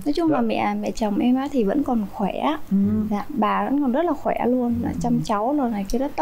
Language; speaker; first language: Vietnamese; native; Vietnamese